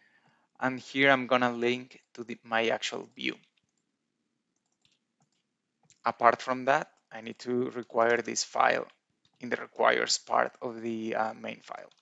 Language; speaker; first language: English; non-native, fluent; Spanish